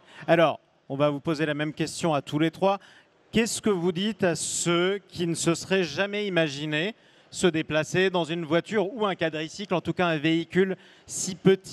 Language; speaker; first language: French; native; French